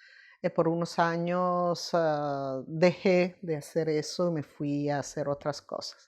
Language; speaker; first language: Spanish; non-native, fluent; Italian